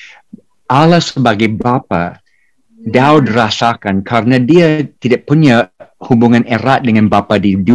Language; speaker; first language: Indonesian; non-native, fluent; English